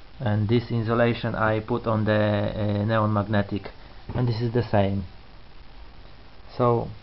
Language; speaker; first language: English; non-native, learner; Polish